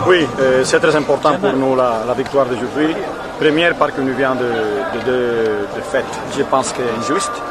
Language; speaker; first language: French; non-native, learner; Spanish